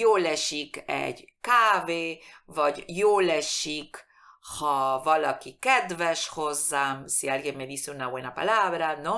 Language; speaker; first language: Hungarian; non-native, fluent; Spanish